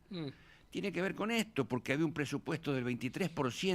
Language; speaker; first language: Spanish; native; Spanish